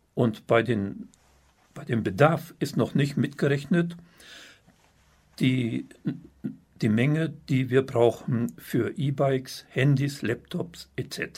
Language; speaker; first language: German; native; German